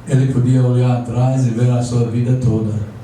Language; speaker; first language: Portuguese; non-native, fluent; English